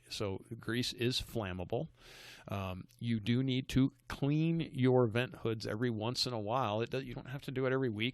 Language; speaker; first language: English; native; English